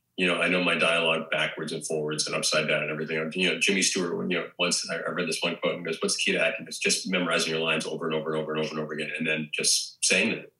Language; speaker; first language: English; native; English